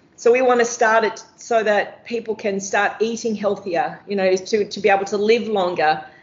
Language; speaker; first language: English; native; English